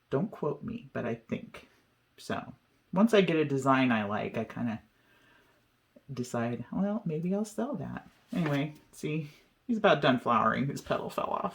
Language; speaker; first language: English; native; English